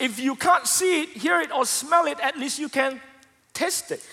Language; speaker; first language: English; non-native, fluent; Indonesian